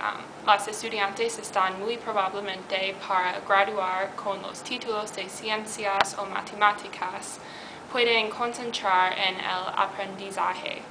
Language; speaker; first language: Spanish; non-native, learner; English